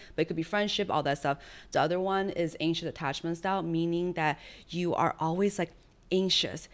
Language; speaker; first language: English; early bilingual, other home language; Chinese